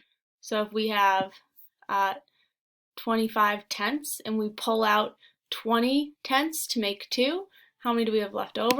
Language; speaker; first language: English; native; English